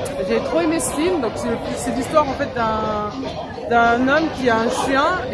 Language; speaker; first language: French; native; French